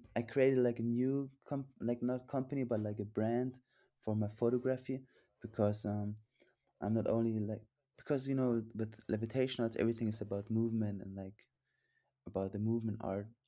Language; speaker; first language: English; non-native, fluent; German